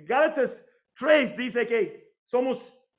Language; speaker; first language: Spanish; non-native, fluent; English